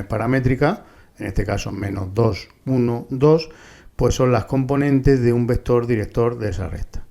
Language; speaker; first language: Spanish; native; Spanish